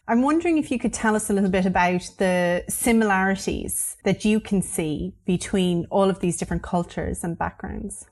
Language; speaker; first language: English; native; English